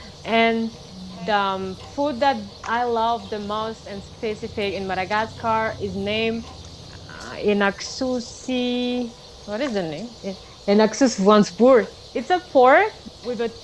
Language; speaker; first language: English; non-native, fluent; Malagasy